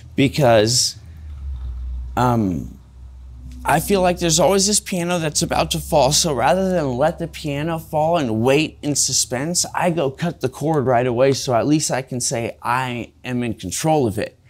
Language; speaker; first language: English; native; English